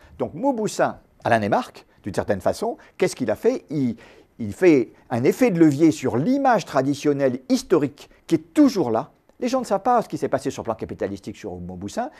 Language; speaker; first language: French; native; French